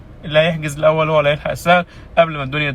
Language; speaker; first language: Arabic; native; Arabic